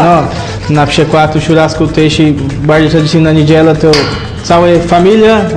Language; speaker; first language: Polish; non-native, learner; Portuguese